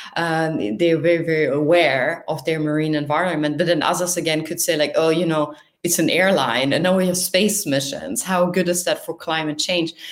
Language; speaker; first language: English; non-native, fluent; German